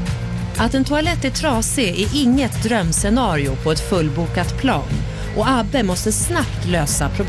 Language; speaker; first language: Swedish; native; Swedish